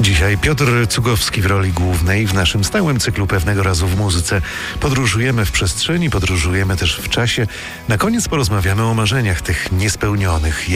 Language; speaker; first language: Polish; native; Polish